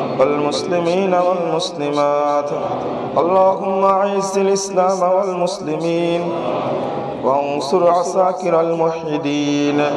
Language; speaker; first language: Arabic; non-native, fluent; Bangla